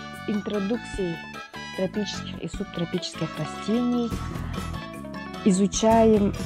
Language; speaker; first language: Russian; native; Russian